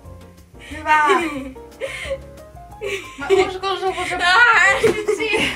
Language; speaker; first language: Finnish; native; Finnish